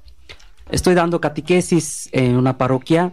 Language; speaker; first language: Spanish; non-native, learner; Bangla